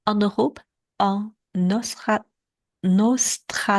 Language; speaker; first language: French; non-native, learner; Chinese